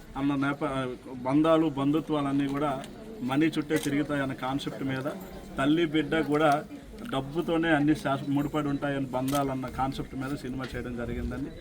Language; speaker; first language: Telugu; native; Telugu